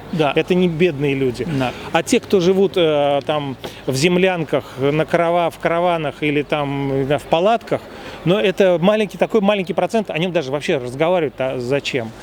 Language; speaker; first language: Russian; native; Russian